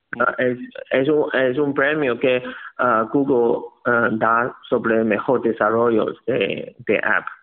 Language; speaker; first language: Spanish; non-native, learner; Chinese